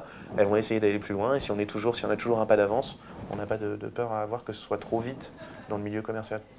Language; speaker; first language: French; native; French